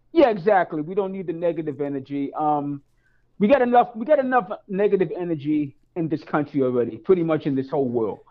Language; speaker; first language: English; native; English